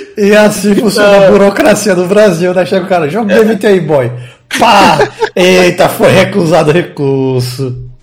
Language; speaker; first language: Portuguese; native; Portuguese